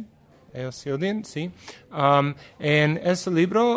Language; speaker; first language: Spanish; non-native, learner; English